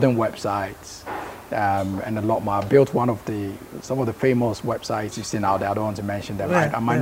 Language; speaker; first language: English; non-native, local second language; Akan